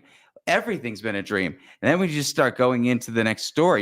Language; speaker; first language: English; native; English